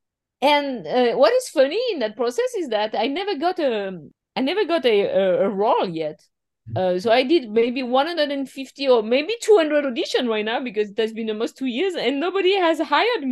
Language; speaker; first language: English; non-native, fluent; French